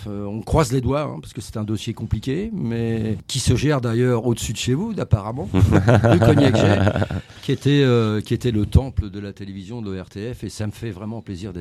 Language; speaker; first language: French; native; French